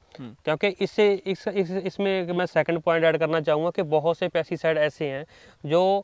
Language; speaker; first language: Hindi; non-native, local second language; Punjabi